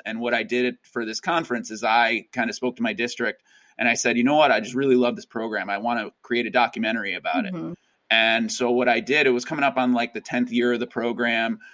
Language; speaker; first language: English; native; English